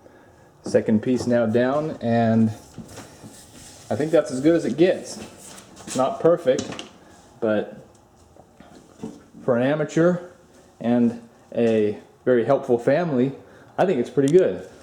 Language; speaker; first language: English; native; English